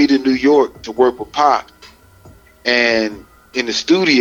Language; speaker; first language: English; native; English